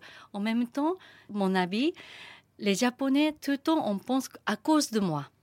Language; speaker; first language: French; non-native, learner; Japanese